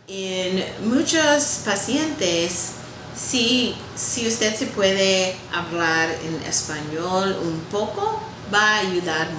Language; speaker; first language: Spanish; non-native, learner; English